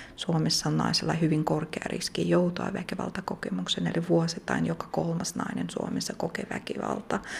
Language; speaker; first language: Finnish; non-native, fluent; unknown